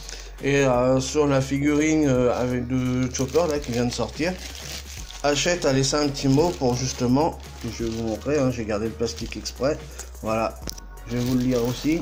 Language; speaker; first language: French; native; French